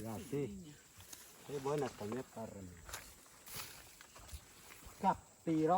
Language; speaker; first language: Spanish; non-native, local second language; Ticuna